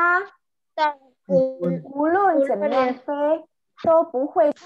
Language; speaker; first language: Chinese; non-native, fluent; Indonesian